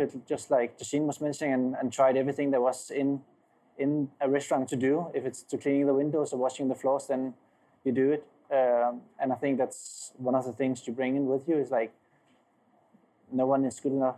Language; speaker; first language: English; non-native, fluent; Danish